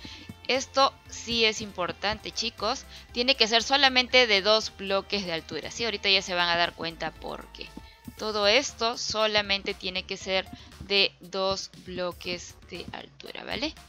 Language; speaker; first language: Spanish; native; Spanish